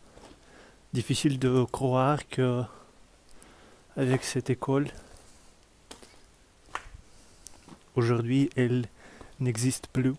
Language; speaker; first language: French; non-native, learner; Russian